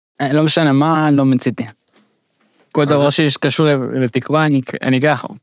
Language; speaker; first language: Hebrew; early bilingual, other home language; Russian